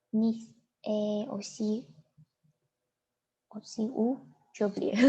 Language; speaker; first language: French; non-native, learner; Chinese